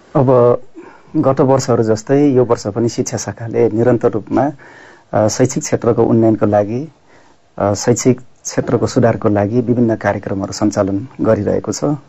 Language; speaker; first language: Nepali; non-native, local second language; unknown